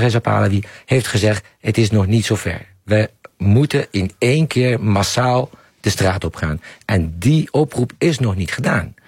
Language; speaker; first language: Dutch; non-native, fluent; Persian